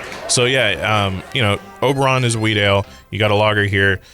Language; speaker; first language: English; native; English